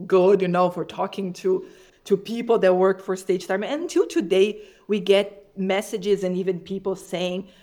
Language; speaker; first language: English; non-native, fluent; Portuguese